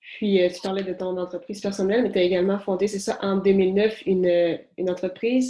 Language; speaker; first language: French; native; French